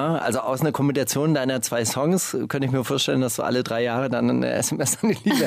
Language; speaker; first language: German; native; German